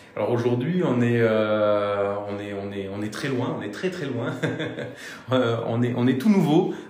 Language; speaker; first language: French; native; French